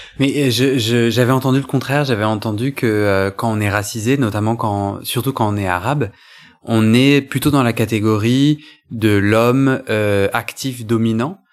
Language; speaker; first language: French; native; French